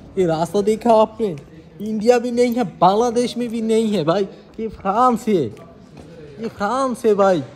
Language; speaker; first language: Hindi; non-native, learner; Bangla